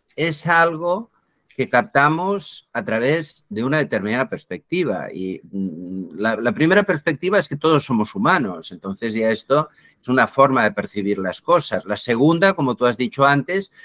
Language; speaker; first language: Spanish; native; Spanish